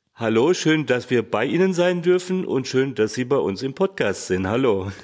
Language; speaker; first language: German; native; German